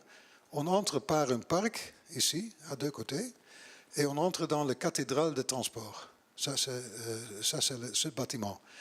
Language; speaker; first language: French; non-native, learner; Dutch